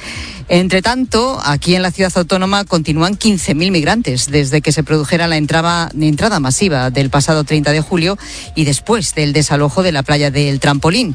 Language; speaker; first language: Spanish; native; Spanish